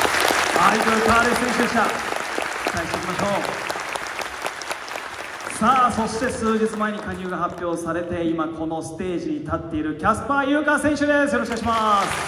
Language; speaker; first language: Japanese; native; Japanese